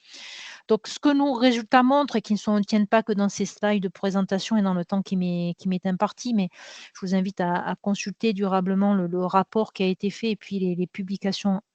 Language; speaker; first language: French; native; French